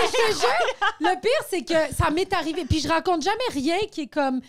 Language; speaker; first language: French; native; French